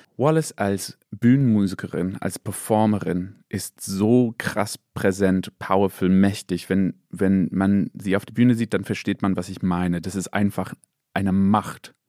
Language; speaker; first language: German; non-native, fluent; English